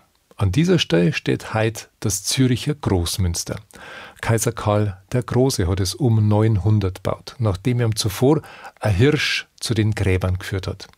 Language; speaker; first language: German; native; German